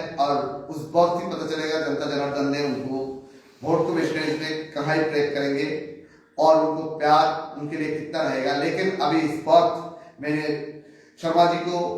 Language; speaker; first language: Hindi; non-native, local second language; Bangla